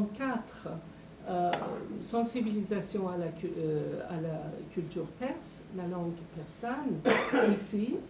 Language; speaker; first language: French; non-native, fluent; Persian